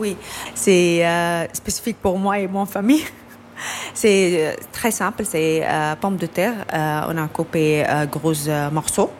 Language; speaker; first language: French; non-native, learner; Arabic